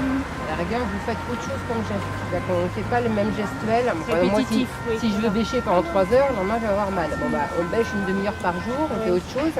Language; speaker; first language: French; native; French